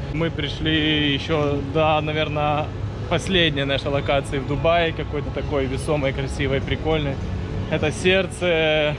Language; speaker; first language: Russian; native; Russian